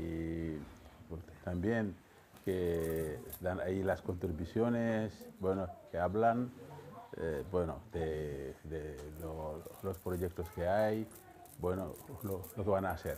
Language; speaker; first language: Spanish; non-native, fluent; Wolof